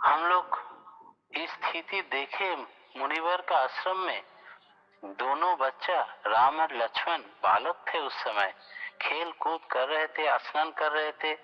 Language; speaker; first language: Hindi; non-native, local second language; Bangla